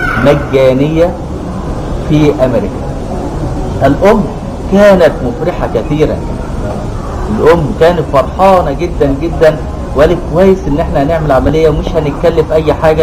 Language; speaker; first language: Arabic; native; Arabic